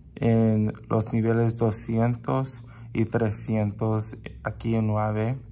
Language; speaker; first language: Spanish; non-native, learner; English